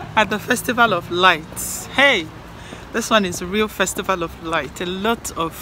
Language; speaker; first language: English; non-native, local second language; Igbo